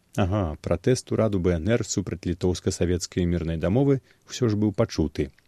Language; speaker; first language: Belarusian; native; Belarusian